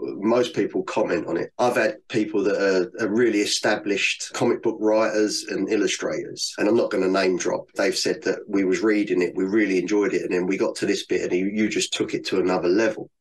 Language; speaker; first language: English; native; English